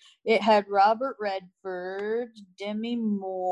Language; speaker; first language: English; native; English